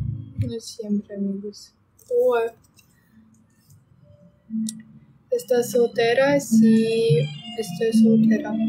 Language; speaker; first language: Spanish; non-native, learner; Russian